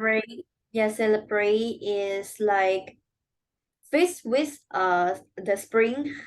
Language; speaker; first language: English; non-native, learner; Vietnamese